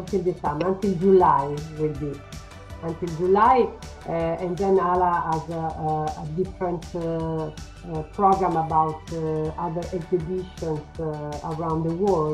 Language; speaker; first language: English; non-native, learner; Italian